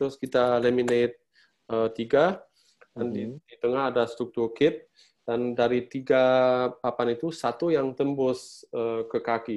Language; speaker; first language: Indonesian; non-native, fluent; German